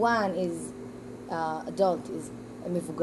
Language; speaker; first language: English; non-native, fluent; Hebrew